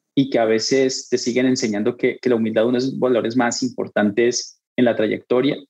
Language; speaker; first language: Spanish; native; Spanish